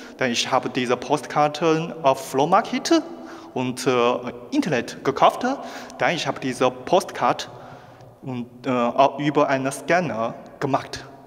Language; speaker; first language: German; non-native, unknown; Chinese